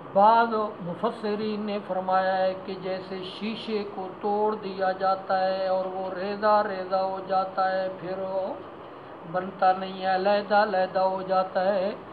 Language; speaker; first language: Urdu; non-native, local second language; Punjabi